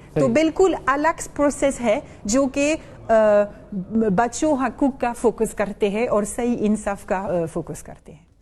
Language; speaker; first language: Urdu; non-native, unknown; French